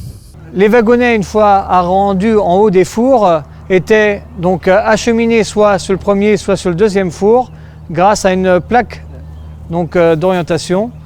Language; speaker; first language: French; native; French